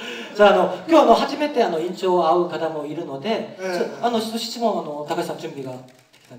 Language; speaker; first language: Japanese; non-native, fluent; Korean